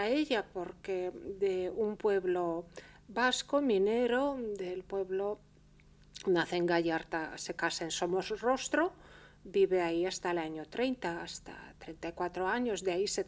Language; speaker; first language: Spanish; early bilingual, heritage; Spanish